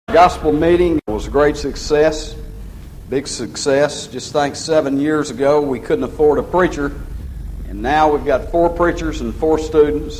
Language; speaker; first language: English; native; English